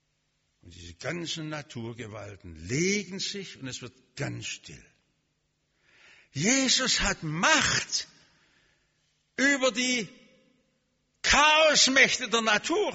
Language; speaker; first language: German; native; German